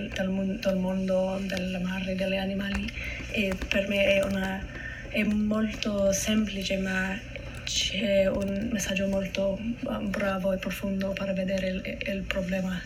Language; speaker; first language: Italian; non-native, learner; English